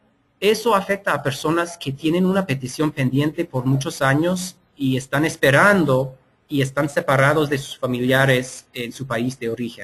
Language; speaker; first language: Spanish; non-native, fluent; English